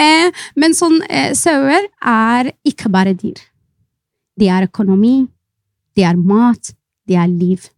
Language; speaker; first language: Norwegian; non-native, fluent; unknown